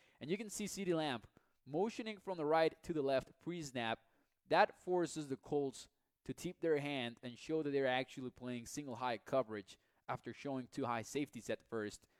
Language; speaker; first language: English; non-native, fluent; Spanish